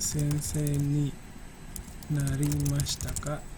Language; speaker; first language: Japanese; non-native, fluent; Indonesian